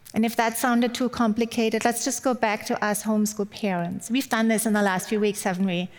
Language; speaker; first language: English; non-native, fluent; German